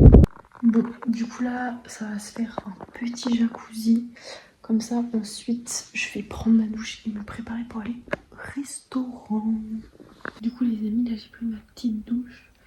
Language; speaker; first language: French; native; French